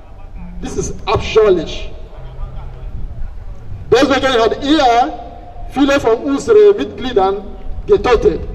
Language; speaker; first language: German; non-native, fluent; Igbo